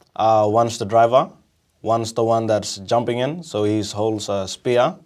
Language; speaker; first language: English; native; English